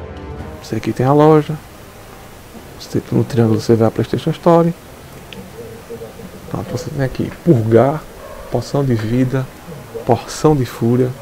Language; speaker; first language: Portuguese; native; Portuguese